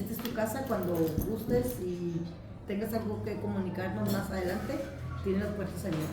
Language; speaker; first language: Spanish; native; Spanish